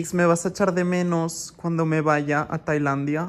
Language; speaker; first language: Spanish; native; Spanish